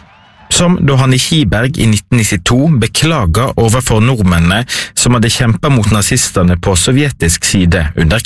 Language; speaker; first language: Norwegian; native; Norwegian